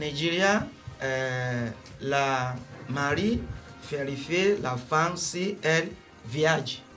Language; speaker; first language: French; non-native, learner; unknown